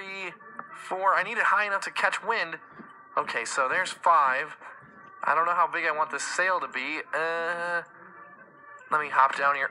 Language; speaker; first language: English; native; English